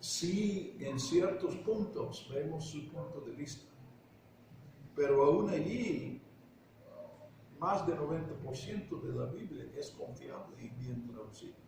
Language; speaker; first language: Spanish; non-native, fluent; English